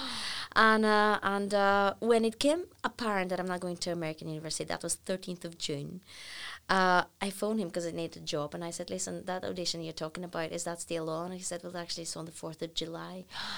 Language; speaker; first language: English; non-native, fluent; Bulgarian